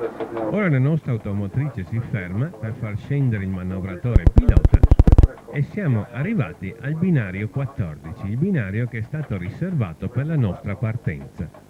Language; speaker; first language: Italian; native; Italian